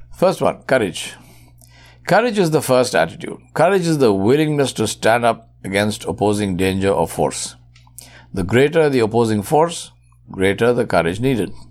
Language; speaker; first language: English; non-native, local second language; Urdu